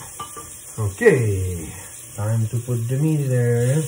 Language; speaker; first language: English; non-native, fluent; Czech